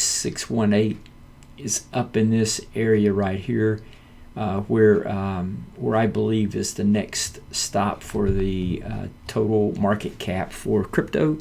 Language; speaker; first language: English; native; English